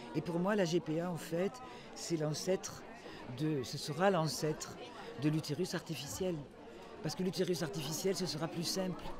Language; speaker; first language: French; native; French